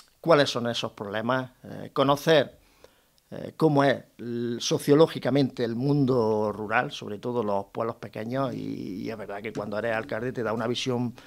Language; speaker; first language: Spanish; native; Spanish